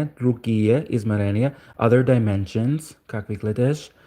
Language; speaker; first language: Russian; non-native, learner; English